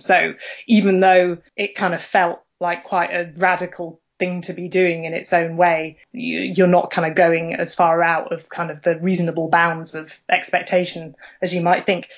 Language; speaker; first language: English; native; English